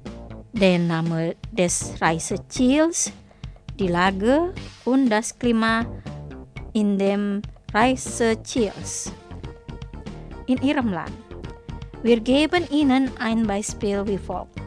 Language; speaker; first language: German; non-native, fluent; Indonesian